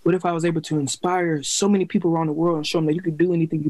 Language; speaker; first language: English; native; English